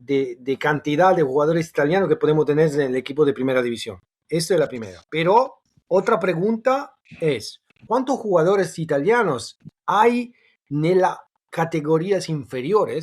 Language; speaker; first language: Spanish; non-native, fluent; Italian